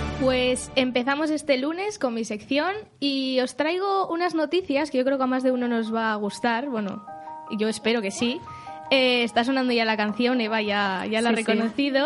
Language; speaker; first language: Spanish; native; Spanish